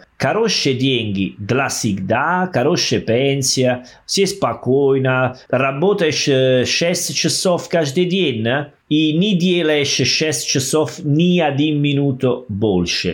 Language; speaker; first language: Russian; non-native, fluent; Italian